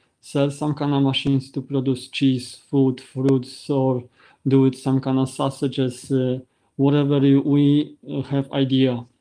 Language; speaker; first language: English; non-native, learner; Polish